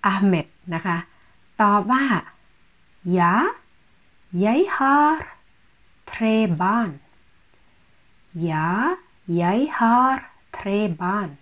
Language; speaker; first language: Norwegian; non-native, fluent; Thai